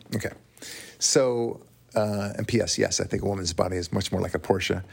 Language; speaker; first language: English; non-native, fluent; Hebrew